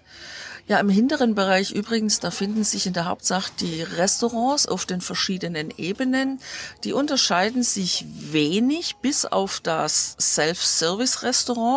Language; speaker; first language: German; native; German